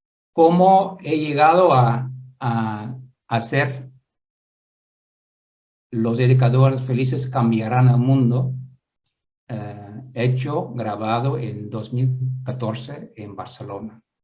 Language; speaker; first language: Spanish; non-native, fluent; Dutch